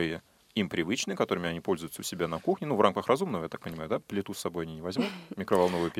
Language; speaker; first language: Russian; native; Russian